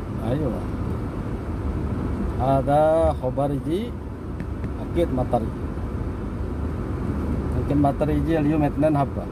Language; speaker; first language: Arabic; non-native, learner; Indonesian